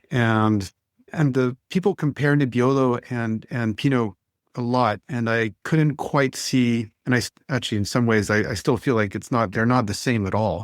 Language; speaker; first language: English; non-native, fluent; French